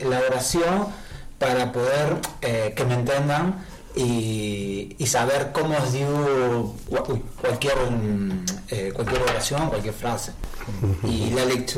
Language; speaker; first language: Catalan; non-native, learner; Spanish